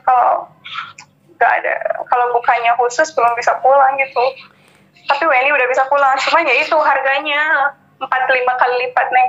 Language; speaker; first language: Indonesian; native; Indonesian